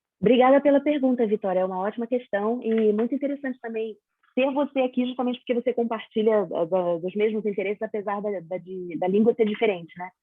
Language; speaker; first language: Portuguese; native; Portuguese